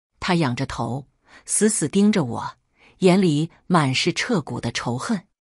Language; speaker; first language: Chinese; native; Chinese